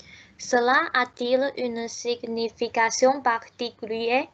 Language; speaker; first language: French; non-native, learner; Chinese